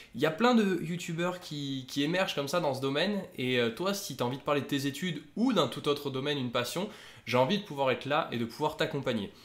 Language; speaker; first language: French; native; French